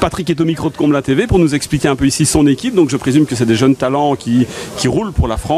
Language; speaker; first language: French; native; French